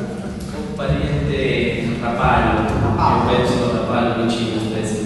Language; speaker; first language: Italian; non-native, learner; Spanish